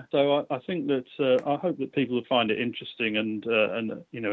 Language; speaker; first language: English; native; English